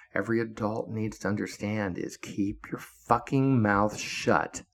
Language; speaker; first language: English; native; English